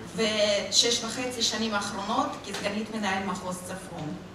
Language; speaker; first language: Hebrew; non-native, fluent; Russian